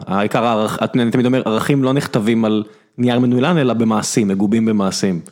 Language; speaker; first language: Hebrew; native; Hebrew